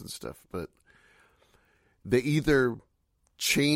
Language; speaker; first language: English; native; English